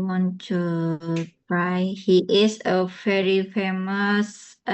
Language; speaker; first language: English; non-native, learner; Indonesian